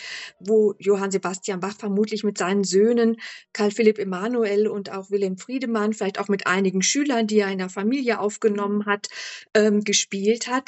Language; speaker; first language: German; native; German